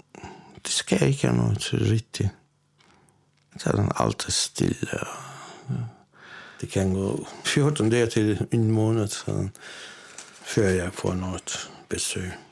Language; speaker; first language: Danish; non-native, fluent; Turkish